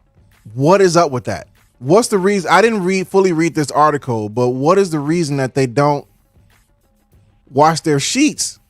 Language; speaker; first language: English; native; English